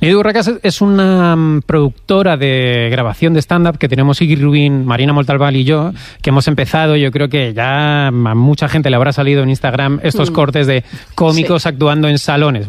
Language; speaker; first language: Spanish; native; Spanish